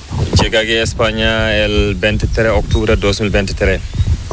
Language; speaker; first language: Spanish; non-native, learner; Fula